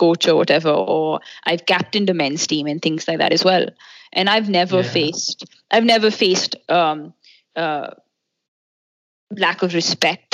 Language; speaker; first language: English; non-native, local second language; Hindi